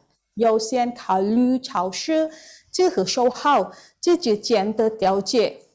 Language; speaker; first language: Chinese; non-native, learner; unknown